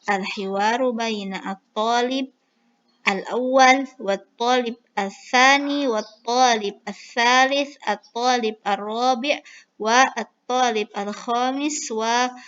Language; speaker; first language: Arabic; non-native, fluent; Indonesian